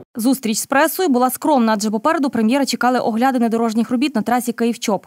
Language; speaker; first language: Ukrainian; native; Ukrainian